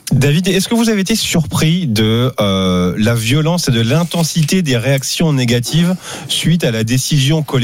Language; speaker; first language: French; native; French